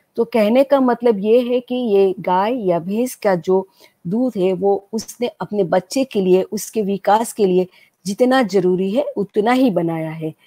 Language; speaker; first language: Hindi; non-native, local second language; Gujarati